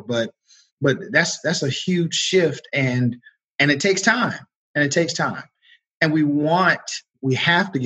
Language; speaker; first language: English; native; English